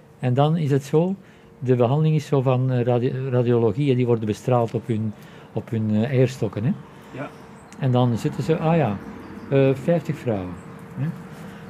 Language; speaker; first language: Dutch; native; Dutch